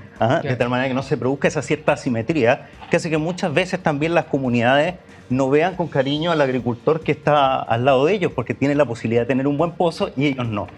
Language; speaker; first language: Spanish; native; Spanish